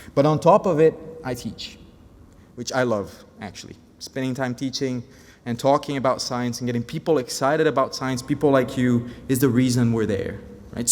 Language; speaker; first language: English; non-native, fluent; Portuguese